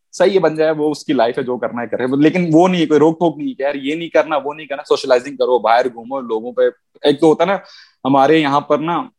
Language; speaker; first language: Urdu; native; Urdu